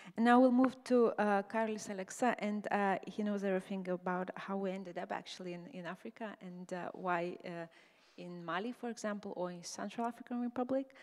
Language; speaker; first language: English; non-native, fluent; Lithuanian